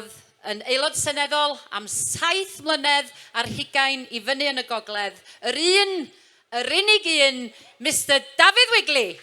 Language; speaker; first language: Welsh; native; Welsh